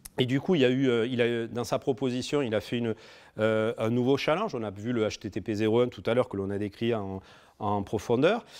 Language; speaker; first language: French; native; French